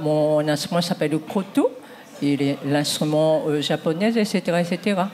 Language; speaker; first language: French; non-native, fluent; Japanese